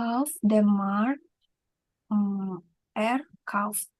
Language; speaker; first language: German; non-native, learner; Indonesian